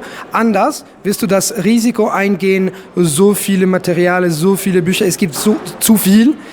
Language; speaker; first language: German; non-native, fluent; Italian